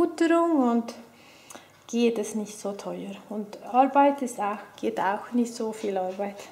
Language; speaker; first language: German; non-native, fluent; Swedish